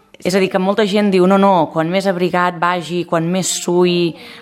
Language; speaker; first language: Catalan; native; Catalan